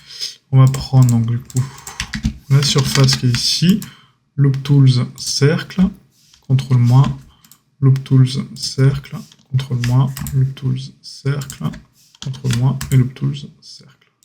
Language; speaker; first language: French; native; French